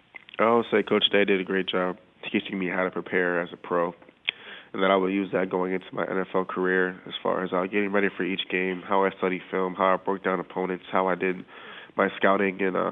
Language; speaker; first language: English; native; English